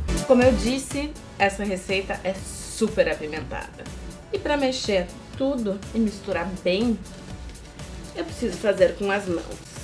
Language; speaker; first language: Portuguese; native; Portuguese